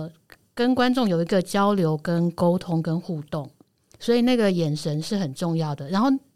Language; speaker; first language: Chinese; native; Chinese